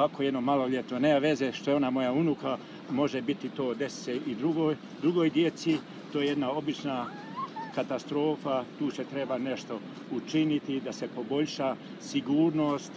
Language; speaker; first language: Croatian; native; Croatian